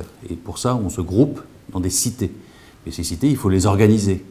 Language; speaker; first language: French; native; French